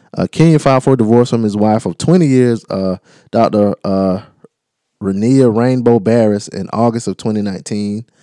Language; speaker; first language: English; native; English